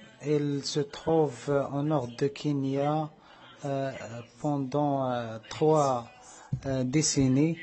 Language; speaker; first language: French; non-native, learner; Arabic